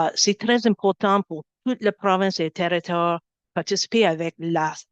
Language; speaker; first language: French; non-native, learner; English